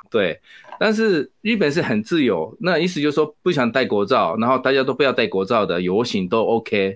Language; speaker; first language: Chinese; non-native, fluent; Japanese